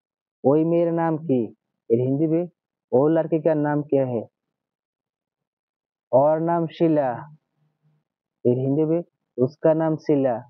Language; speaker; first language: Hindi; non-native, learner; Bangla